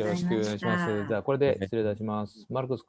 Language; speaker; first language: Japanese; native; Japanese